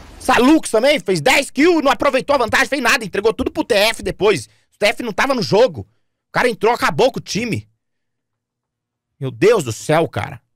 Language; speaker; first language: Portuguese; native; Portuguese